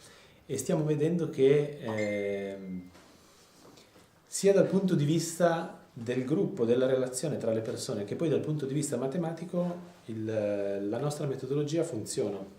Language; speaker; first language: Italian; native; Italian